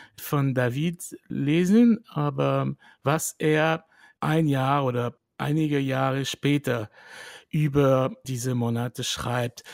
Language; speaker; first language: German; non-native, fluent; French